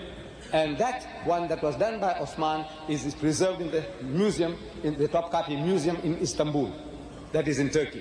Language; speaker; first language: English; early bilingual, other home language; Gujarati